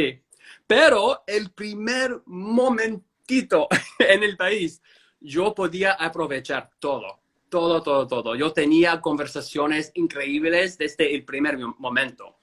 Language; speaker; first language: Spanish; non-native, fluent; English